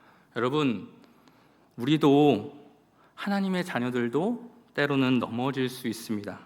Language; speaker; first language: Korean; native; Korean